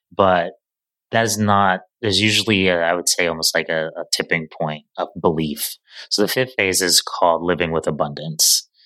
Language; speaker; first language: English; native; English